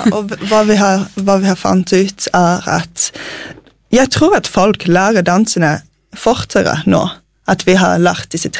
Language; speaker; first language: Norwegian; non-native, fluent; English